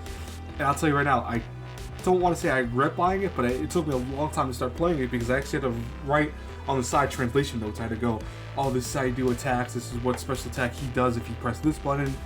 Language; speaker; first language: English; native; English